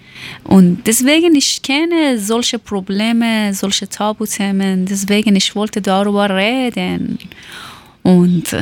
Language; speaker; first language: German; non-native, learner; Persian